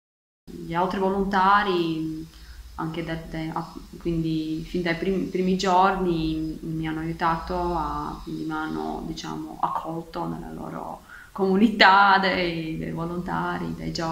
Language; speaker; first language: Italian; non-native, learner; Latvian